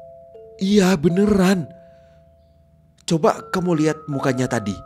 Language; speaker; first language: Indonesian; native; Indonesian